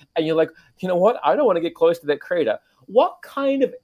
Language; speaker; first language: English; native; English